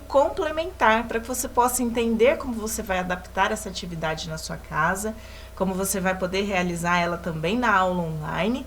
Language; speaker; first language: Portuguese; native; Portuguese